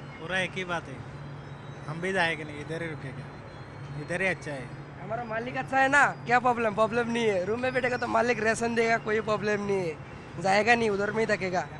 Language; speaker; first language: Hindi; non-native, local second language; Bangla